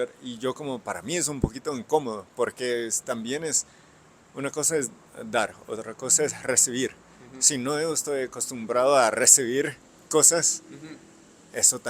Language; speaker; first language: Spanish; non-native, fluent; English